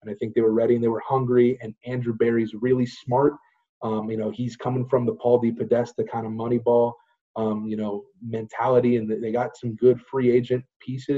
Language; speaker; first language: English; native; English